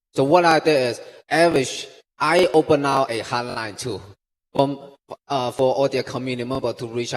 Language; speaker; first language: English; non-native, fluent; Chinese